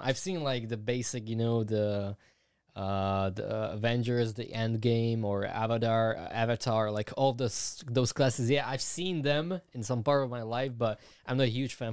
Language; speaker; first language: English; non-native, fluent; Slovak